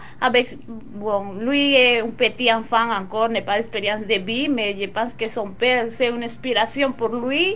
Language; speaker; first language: French; non-native, local second language; Spanish